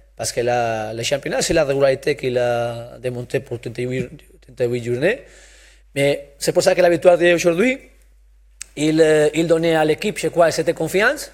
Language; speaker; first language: French; non-native, learner; Spanish